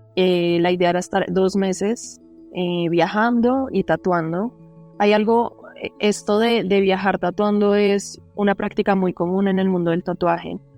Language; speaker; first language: Spanish; native; Spanish